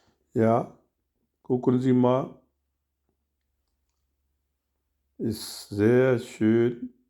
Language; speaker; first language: German; non-native, learner; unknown